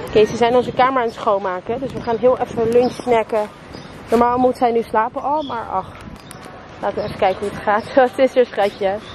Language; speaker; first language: Dutch; early bilingual, other home language; Russian